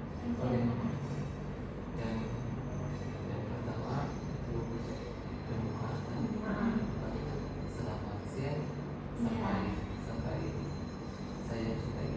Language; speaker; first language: Indonesian; non-native, learner; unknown